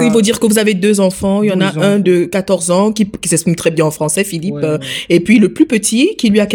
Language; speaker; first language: French; native; French